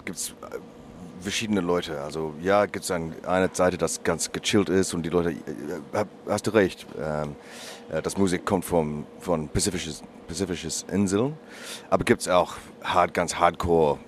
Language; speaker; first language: German; non-native, learner; English